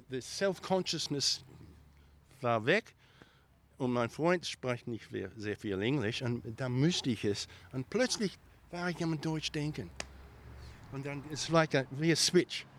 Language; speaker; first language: German; early bilingual, heritage; German